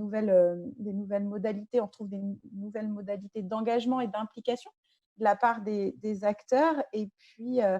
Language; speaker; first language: French; native; French